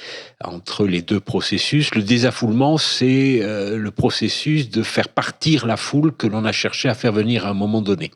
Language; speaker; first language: French; native; French